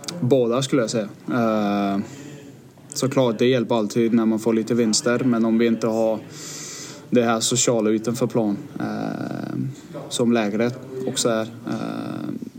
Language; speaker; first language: Swedish; non-native, fluent; Danish